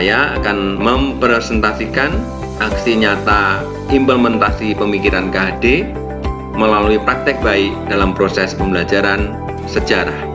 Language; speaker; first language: Indonesian; native; Indonesian